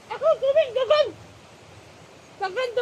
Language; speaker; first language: Cebuano; non-native, local second language; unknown